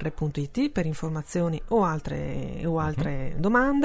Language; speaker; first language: Italian; native; Italian